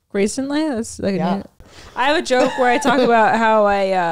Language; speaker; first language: English; native; English